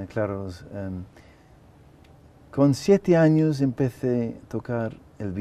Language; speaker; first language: Spanish; non-native, fluent; English